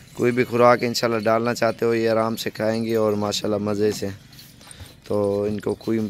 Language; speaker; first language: Urdu; native; Urdu